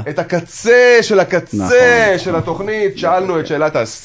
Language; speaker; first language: Hebrew; native; Hebrew